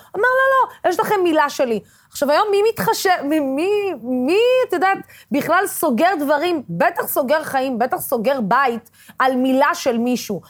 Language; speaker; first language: Hebrew; non-native, local second language; Arabic